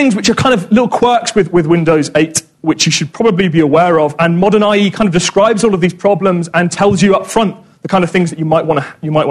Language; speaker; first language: English; native; English